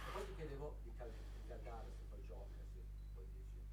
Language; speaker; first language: Italian; native; Italian